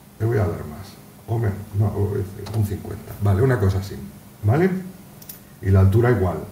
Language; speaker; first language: Spanish; native; Spanish